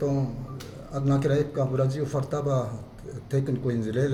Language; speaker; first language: Portuguese; non-native, fluent; Japanese